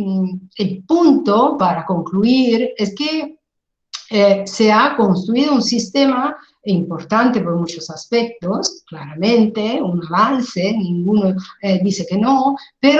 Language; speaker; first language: Spanish; non-native, fluent; Italian